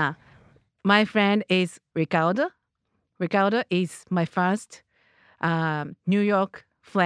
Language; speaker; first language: English; non-native, learner; Japanese